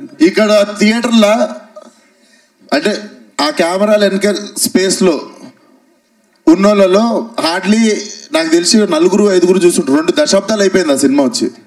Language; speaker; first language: Telugu; native; Telugu